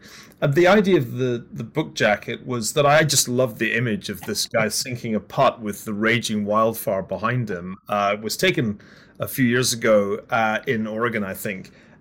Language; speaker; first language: English; native; English